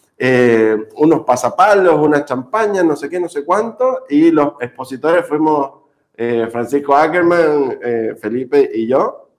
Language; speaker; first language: Spanish; native; Spanish